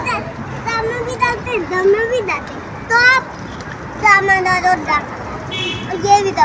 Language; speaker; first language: Hindi; non-native, local second language; Bangla